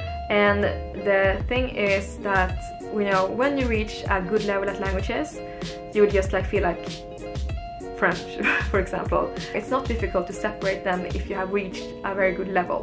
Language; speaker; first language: English; non-native, fluent; Swedish